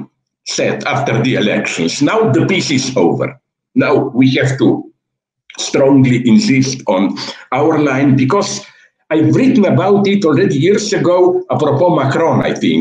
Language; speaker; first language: English; non-native, fluent; Slovenian